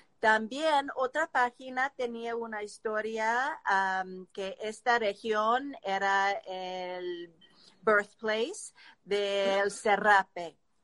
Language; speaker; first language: Spanish; non-native, learner; English